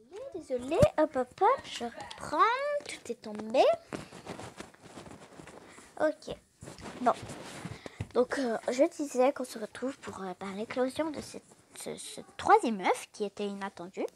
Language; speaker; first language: French; native; French